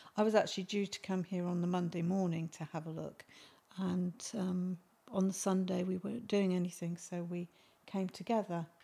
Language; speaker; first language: English; native; English